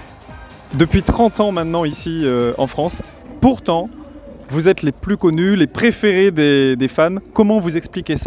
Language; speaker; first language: French; native; French